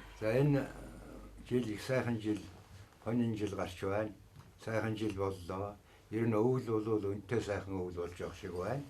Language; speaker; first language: Mongolian; native; Mongolian